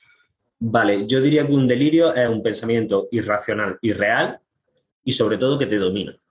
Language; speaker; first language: Spanish; native; Spanish